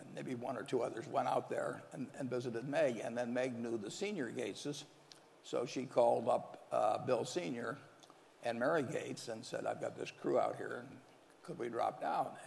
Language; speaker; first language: English; native; English